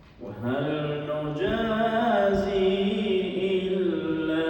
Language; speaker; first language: Arabic; native; Arabic